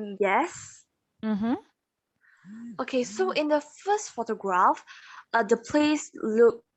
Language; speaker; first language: English; non-native, learner; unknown